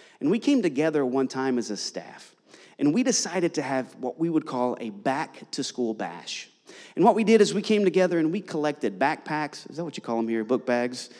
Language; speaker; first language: English; native; English